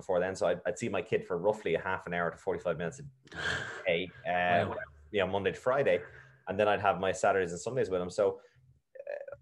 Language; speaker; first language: English; native; English